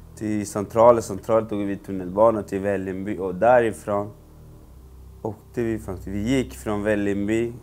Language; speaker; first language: Swedish; non-native, fluent; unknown